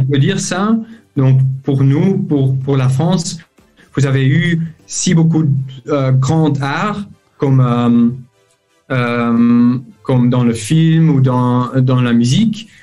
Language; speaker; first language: French; non-native, local second language; Dutch